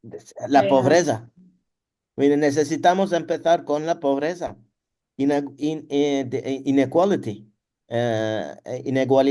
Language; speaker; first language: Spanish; non-native, learner; Turkish